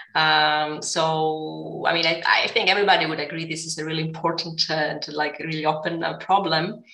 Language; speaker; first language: English; non-native, fluent; Greek